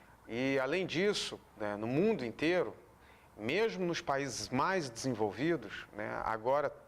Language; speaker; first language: Portuguese; native; Portuguese